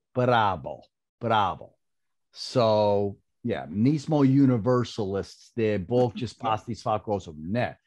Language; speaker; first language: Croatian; early bilingual, heritage; Croatian